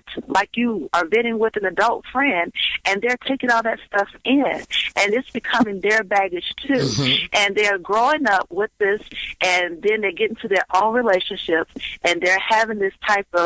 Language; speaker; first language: English; native; English